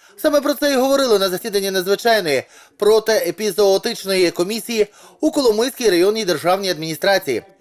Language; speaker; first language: Ukrainian; native; Ukrainian